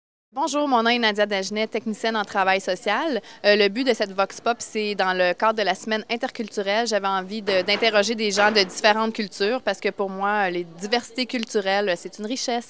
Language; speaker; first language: French; native; French